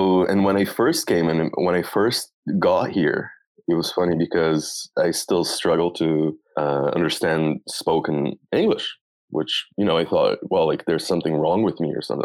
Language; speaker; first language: English; non-native, fluent; Portuguese